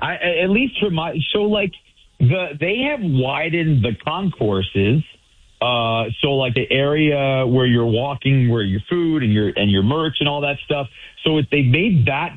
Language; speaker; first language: English; native; English